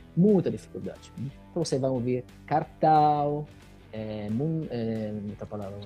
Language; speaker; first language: Portuguese; non-native, fluent; Italian